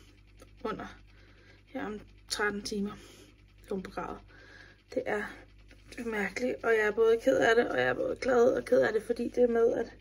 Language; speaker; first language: Danish; native; Danish